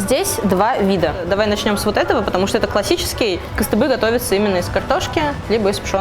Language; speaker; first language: Russian; native; Russian